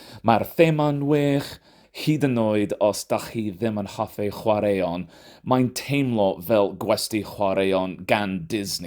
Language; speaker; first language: Welsh; non-native, fluent; English